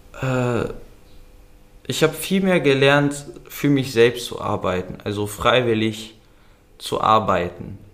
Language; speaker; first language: German; early bilingual, other home language; Dutch